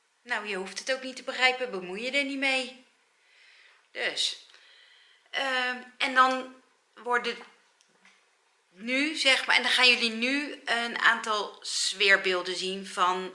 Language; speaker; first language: Dutch; native; Dutch